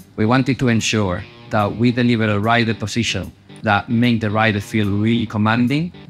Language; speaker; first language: English; non-native, fluent; Spanish